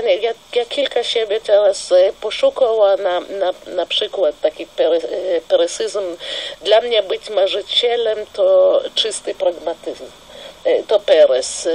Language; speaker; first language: Polish; non-native, fluent; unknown